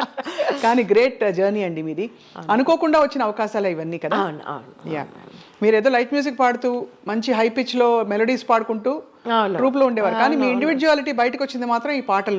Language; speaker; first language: Telugu; native; Telugu